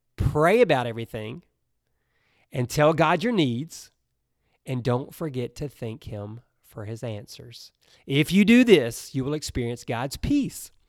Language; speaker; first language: English; native; English